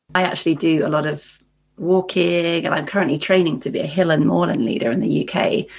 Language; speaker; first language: English; native; English